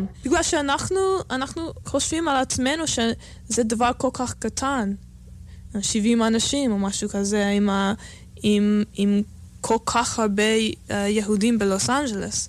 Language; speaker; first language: Hebrew; non-native, fluent; English